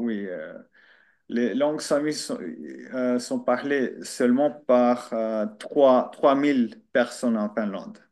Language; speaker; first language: French; non-native, learner; Finnish